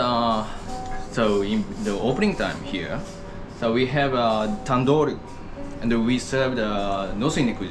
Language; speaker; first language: English; non-native, learner; Japanese